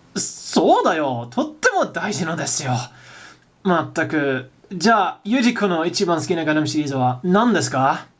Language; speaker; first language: Japanese; non-native, learner; English